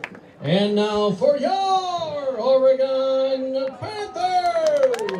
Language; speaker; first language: English; native; English